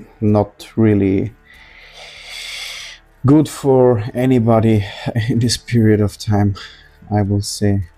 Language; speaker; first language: English; non-native, fluent; German